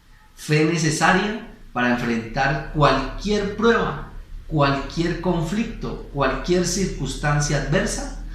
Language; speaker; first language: Spanish; native; Spanish